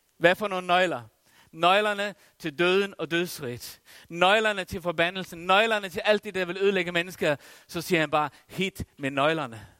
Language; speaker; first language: Danish; non-native, local second language; Faroese